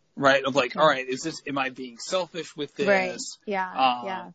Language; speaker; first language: English; native; English